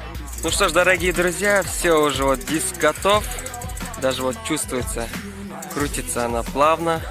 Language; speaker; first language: Russian; non-native, local second language; Kazakh